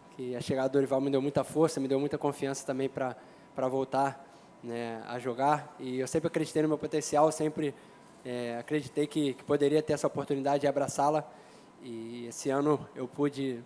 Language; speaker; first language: Portuguese; native; Portuguese